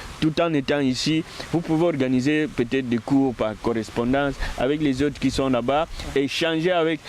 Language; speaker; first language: French; non-native, local second language; Lingala